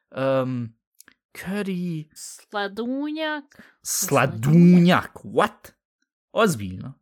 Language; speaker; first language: Bosnian; early bilingual, heritage; Bosnian